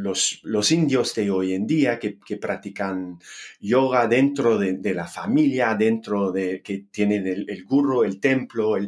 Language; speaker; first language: Spanish; non-native, fluent; English